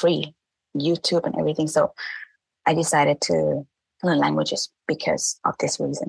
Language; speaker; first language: English; non-native, fluent; Thai